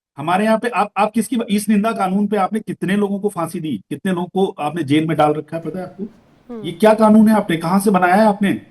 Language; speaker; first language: Hindi; native; Hindi